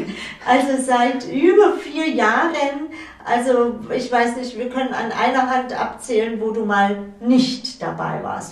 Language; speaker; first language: German; native; German